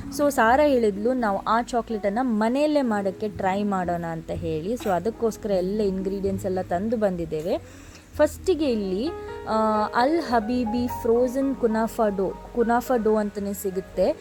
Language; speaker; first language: Kannada; non-native, local second language; Konkani